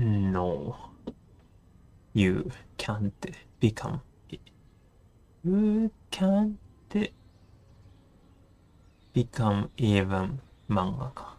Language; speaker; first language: English; non-native, learner; Japanese